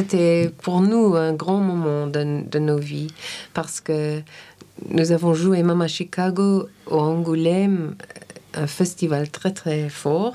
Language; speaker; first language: French; non-native, learner; English